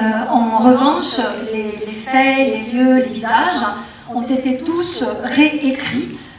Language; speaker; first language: French; native; French